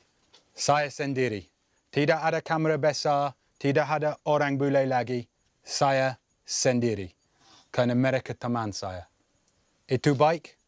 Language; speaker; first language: Indonesian; non-native, learner; English